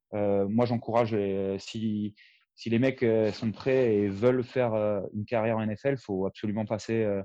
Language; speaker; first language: French; native; French